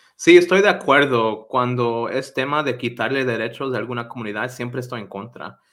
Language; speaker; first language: Spanish; early bilingual, heritage; Spanish